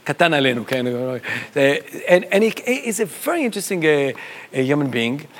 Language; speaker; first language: English; non-native, fluent; Hebrew